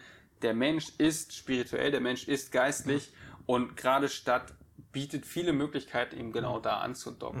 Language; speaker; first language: German; native; German